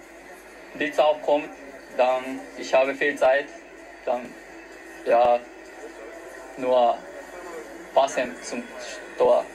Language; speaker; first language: German; non-native, learner; Japanese